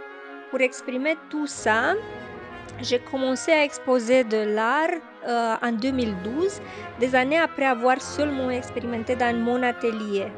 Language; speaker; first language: French; non-native, fluent; Romanian